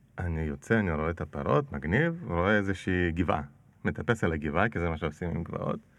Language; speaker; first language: Hebrew; non-native, fluent; Russian